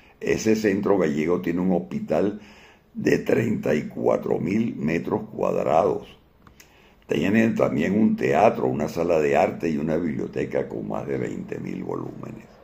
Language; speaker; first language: Spanish; native; Spanish